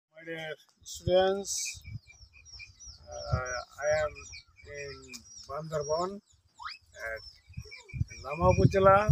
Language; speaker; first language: English; non-native, learner; Bangla